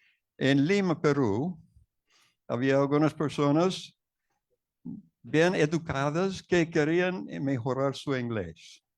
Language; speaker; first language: Spanish; non-native, fluent; English